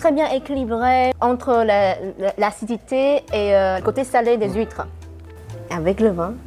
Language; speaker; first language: French; non-native, fluent; Chinese